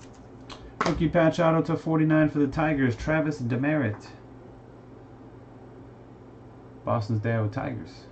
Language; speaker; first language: English; native; English